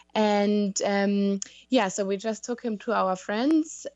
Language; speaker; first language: English; non-native, fluent; German